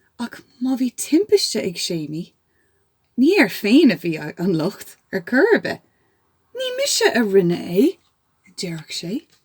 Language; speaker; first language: Irish; native; Irish